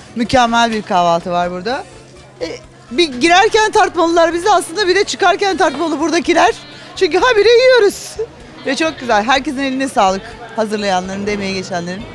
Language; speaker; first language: Turkish; native; Turkish